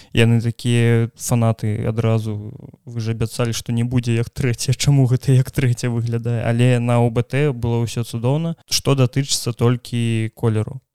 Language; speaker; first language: Belarusian; non-native, local second language; Russian